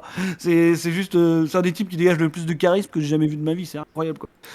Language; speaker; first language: French; native; French